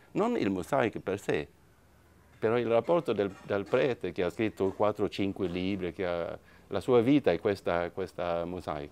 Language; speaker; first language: Italian; non-native, fluent; Swedish